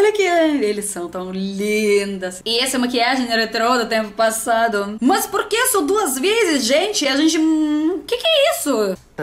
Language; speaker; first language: Portuguese; non-native, learner; Russian